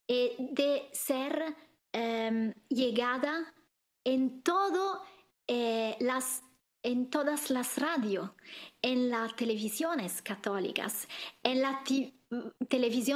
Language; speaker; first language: Spanish; non-native, fluent; Italian